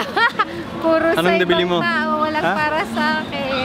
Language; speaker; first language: Filipino; non-native, local second language; Cebuano